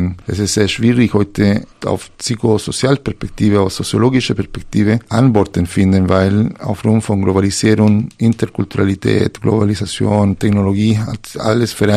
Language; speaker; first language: German; non-native, fluent; Spanish